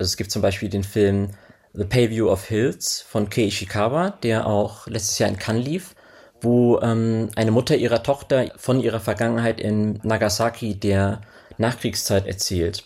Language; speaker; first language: German; native; German